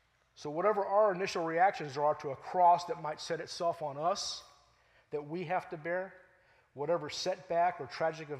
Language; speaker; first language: English; native; English